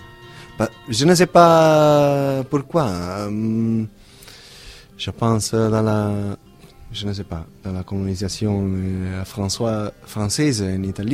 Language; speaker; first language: French; non-native, learner; Italian